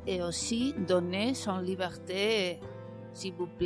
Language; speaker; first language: French; non-native, learner; Spanish